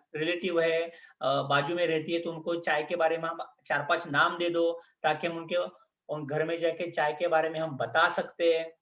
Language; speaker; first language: Hindi; non-native, local second language; Marathi